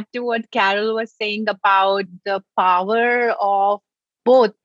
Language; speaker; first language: English; non-native, local second language; Hindi